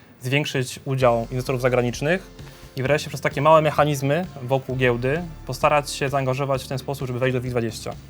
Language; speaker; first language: Polish; native; Polish